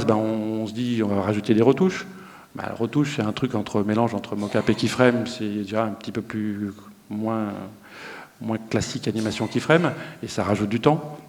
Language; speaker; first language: French; native; French